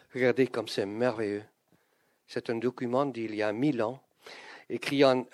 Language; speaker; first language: French; non-native, fluent; Dutch